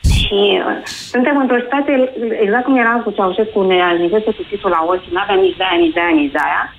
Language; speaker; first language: Romanian; native; Romanian